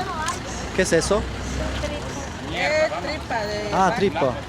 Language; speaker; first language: Spanish; non-native, learner; German